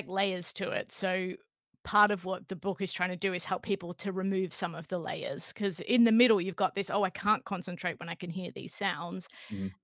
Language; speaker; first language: English; native; English